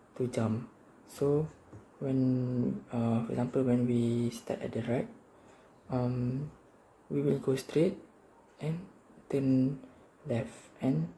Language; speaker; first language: English; non-native, learner; Malay